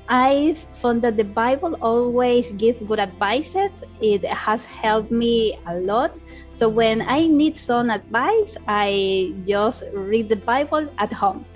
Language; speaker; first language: English; non-native, learner; Spanish